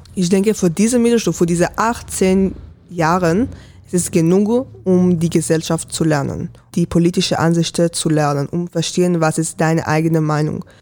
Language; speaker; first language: German; non-native, fluent; Hebrew